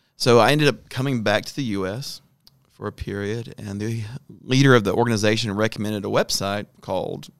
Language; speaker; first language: English; native; English